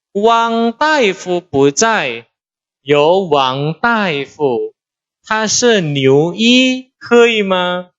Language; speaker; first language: Chinese; non-native, fluent; Indonesian